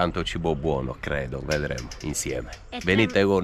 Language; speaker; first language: Italian; native; Italian